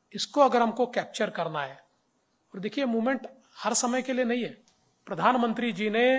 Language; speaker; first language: Hindi; non-native, local second language; Marathi